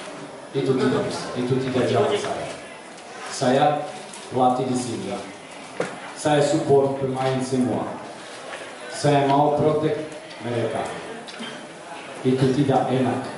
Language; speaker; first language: Indonesian; non-native, learner; Serbian